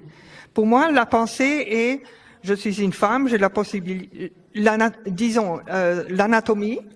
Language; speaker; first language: French; non-native, fluent; German